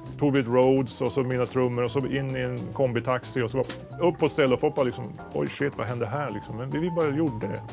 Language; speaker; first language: Swedish; native; Swedish